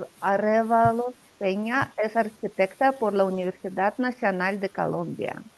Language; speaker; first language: Spanish; non-native, learner; Russian